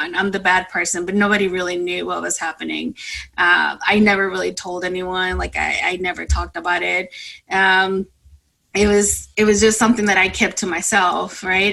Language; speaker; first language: English; non-native, fluent; Spanish